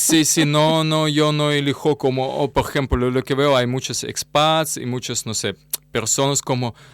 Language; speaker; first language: Spanish; non-native, learner; Russian